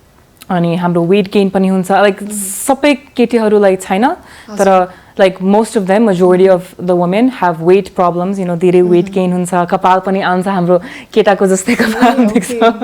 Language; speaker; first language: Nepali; early bilingual, heritage; English